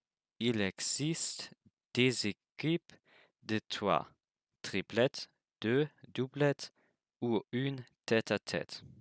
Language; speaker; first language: French; non-native, learner; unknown